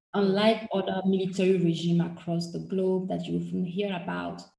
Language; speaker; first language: English; non-native, fluent; French